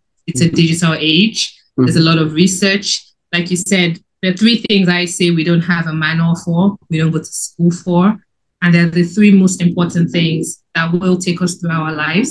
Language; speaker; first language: English; non-native, local second language; Yoruba